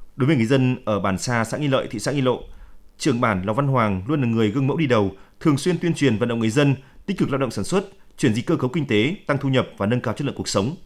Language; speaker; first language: Vietnamese; native; Vietnamese